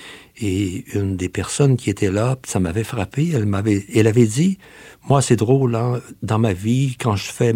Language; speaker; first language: French; native; French